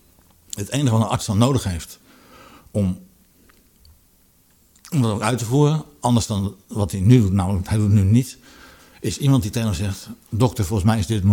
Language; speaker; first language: Dutch; native; Dutch